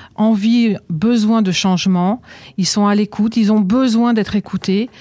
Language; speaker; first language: French; native; French